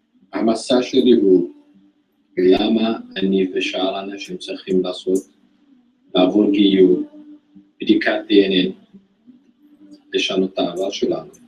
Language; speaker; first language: Hebrew; early bilingual, other home language; Amharic